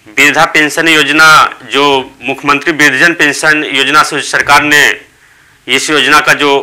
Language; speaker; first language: Hindi; native; Hindi